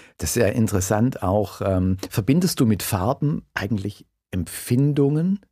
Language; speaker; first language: German; native; German